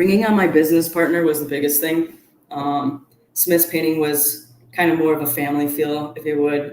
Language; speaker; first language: English; native; English